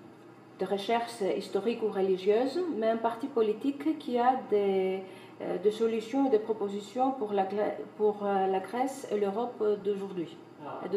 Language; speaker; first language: French; non-native, fluent; Greek